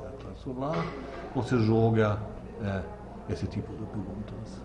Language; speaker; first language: Portuguese; non-native, learner; Swedish